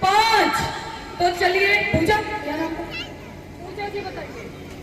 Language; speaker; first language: Hindi; native; Hindi